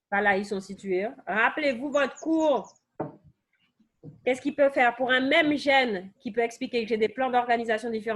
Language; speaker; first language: French; native; French